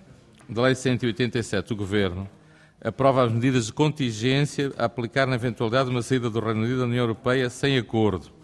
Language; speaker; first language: Portuguese; native; Portuguese